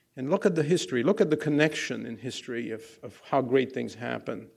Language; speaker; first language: English; non-native, fluent; Arabic